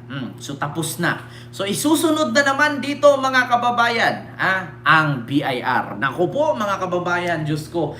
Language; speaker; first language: Filipino; native; Filipino